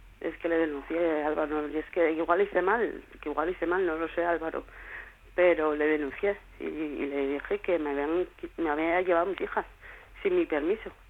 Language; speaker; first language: Spanish; native; Spanish